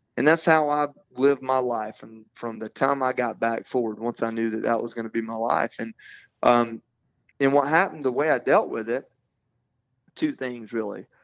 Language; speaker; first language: English; native; English